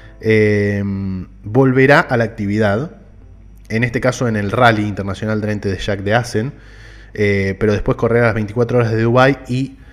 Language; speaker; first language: Spanish; native; Spanish